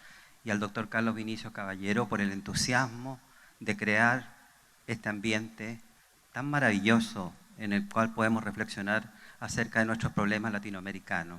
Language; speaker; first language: Spanish; native; Spanish